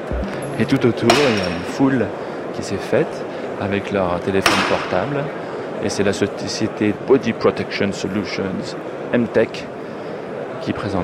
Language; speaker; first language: French; native; French